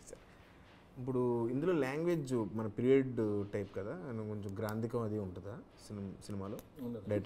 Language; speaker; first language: Telugu; native; Telugu